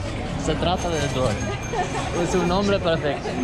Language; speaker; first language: Spanish; non-native, learner; Swedish